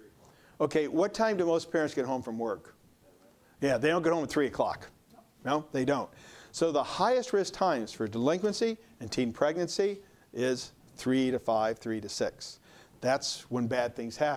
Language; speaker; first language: English; native; English